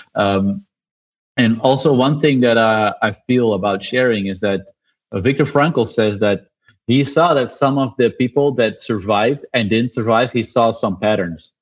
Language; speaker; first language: English; non-native, fluent; Dutch